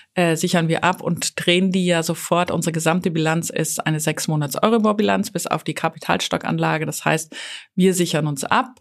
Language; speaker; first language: German; native; German